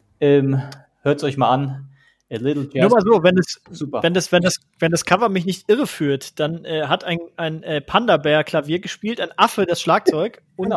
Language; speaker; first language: German; native; German